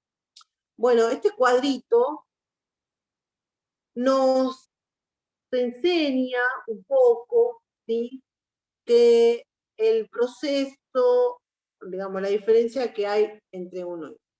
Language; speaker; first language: Spanish; native; Spanish